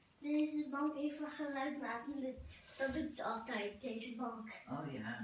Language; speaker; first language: Dutch; non-native, learner; Thai